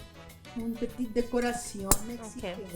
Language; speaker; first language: French; non-native, fluent; Spanish